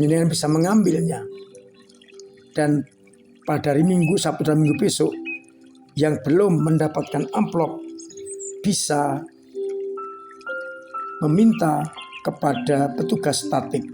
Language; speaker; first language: Indonesian; non-native, local second language; Javanese